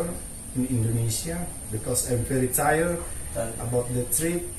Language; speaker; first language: English; non-native, learner; Indonesian